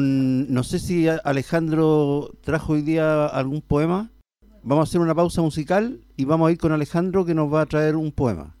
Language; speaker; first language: Spanish; native; Spanish